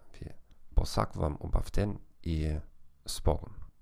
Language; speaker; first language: Macedonian; non-native, learner; German